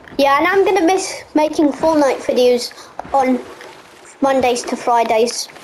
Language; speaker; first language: English; native; English